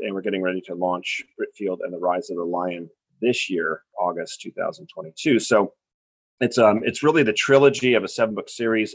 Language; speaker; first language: English; native; English